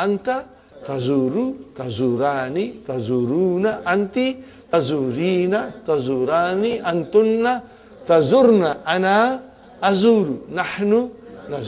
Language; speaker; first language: Arabic; non-native, fluent; Urdu